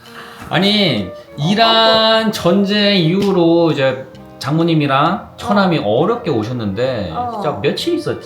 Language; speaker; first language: Korean; native; Korean